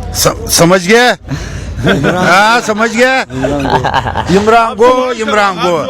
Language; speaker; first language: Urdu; non-native, local second language; Pashto